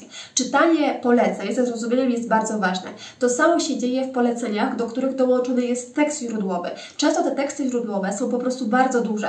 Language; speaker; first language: Polish; native; Polish